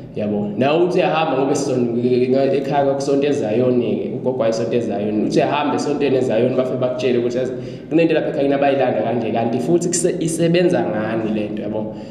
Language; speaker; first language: Zulu; non-native, local second language; Swati